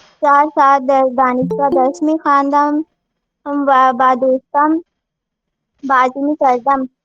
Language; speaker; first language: Persian; non-native, learner; Urdu